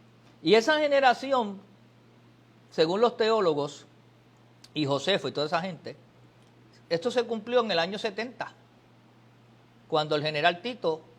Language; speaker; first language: Spanish; native; Spanish